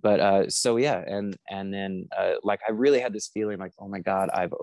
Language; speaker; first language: English; native; English